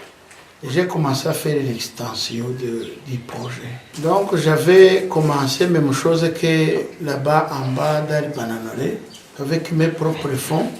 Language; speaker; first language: French; non-native, local second language; Kinyarwanda